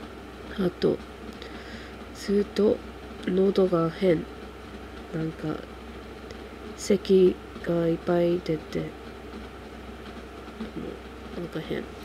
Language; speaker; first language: Japanese; non-native, fluent; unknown